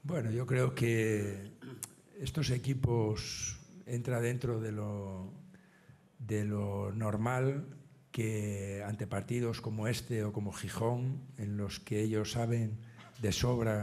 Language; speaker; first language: Spanish; native; Spanish